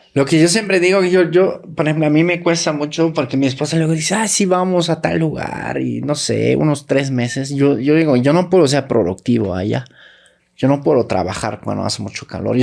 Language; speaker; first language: Spanish; native; Spanish